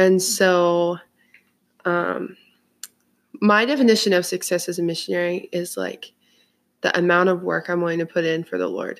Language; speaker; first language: English; native; English